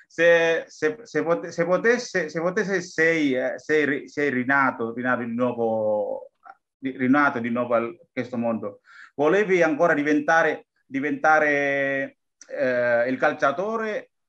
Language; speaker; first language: Italian; non-native, learner; Indonesian